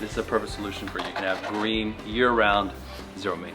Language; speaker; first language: English; native; English